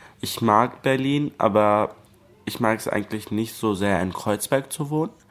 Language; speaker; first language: German; early bilingual, other home language; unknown